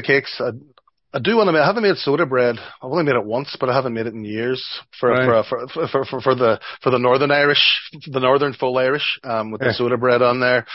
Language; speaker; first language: English; native; English